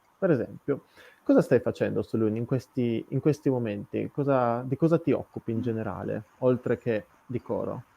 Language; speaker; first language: Italian; native; Italian